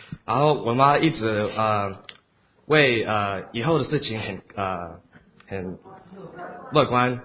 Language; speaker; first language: Chinese; early bilingual, heritage; Chinese